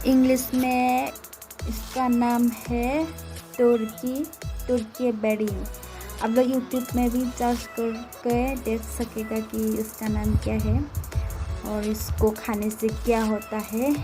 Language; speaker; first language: Hindi; non-native, local second language; Bodo